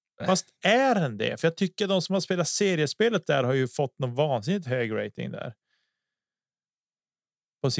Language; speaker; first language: Swedish; native; Swedish